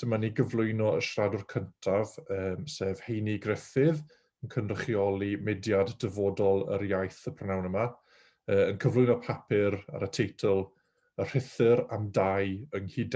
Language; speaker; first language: Welsh; native; Welsh